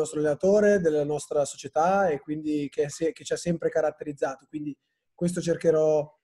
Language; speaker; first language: Italian; native; Italian